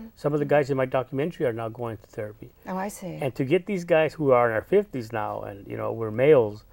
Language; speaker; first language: English; native; English